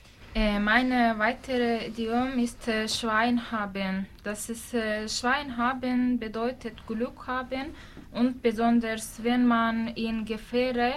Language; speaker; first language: German; non-native, learner; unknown